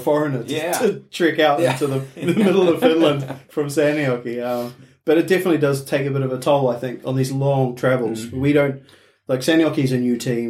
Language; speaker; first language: English; native; English